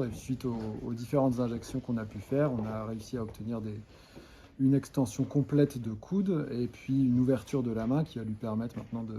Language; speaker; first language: French; native; French